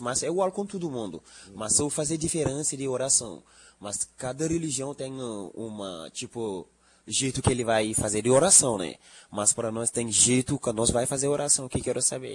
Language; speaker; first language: Portuguese; non-native, learner; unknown